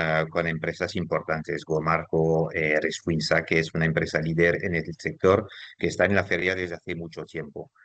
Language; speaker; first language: Spanish; non-native, fluent; French